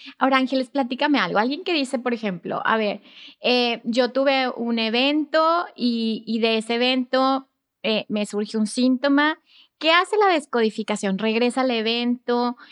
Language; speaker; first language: Spanish; native; Spanish